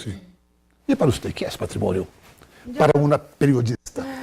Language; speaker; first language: Spanish; non-native, fluent; Portuguese